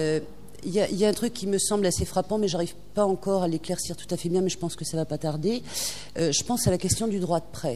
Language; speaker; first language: French; native; French